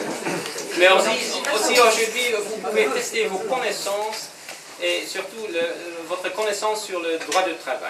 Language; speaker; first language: French; non-native, fluent; Dutch